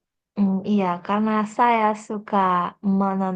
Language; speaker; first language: Indonesian; non-native, learner; Korean